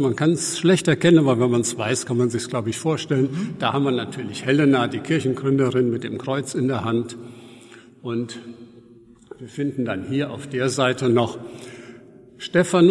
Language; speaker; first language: German; native; German